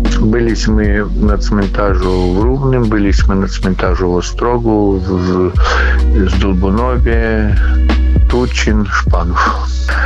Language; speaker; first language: Polish; non-native, learner; Ukrainian